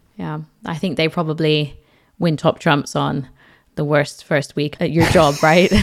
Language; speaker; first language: English; native; English